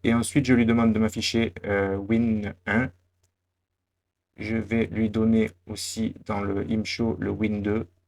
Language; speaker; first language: French; native; French